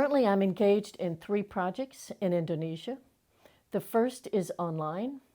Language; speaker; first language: English; native; English